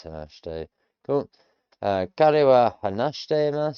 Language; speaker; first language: Japanese; non-native, learner; English